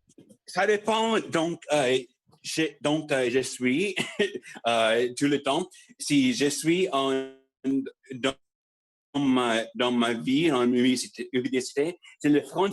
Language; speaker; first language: French; non-native, learner; English